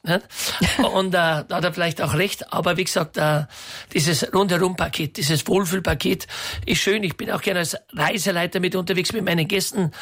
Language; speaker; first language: German; native; German